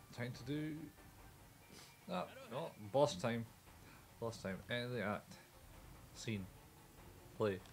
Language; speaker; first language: English; native; English